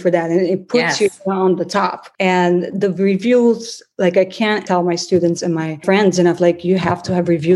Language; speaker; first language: English; non-native, fluent; Portuguese